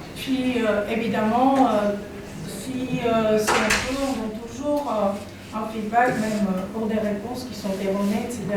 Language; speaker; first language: French; non-native, fluent; Slovak